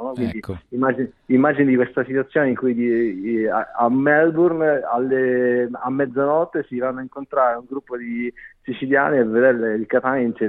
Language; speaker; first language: Italian; native; Italian